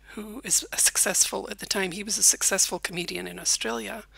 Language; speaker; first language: English; native; English